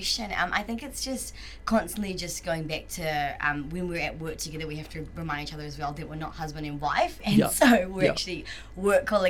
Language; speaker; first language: English; native; English